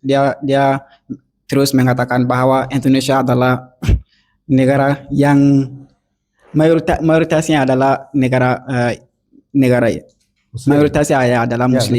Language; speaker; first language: Indonesian; non-native, learner; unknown